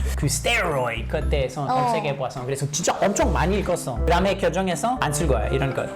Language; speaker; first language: Korean; non-native, learner; English